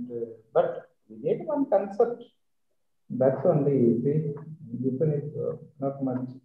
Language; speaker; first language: English; non-native, learner; Malayalam